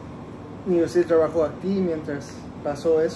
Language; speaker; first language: Spanish; early bilingual, heritage; Spanish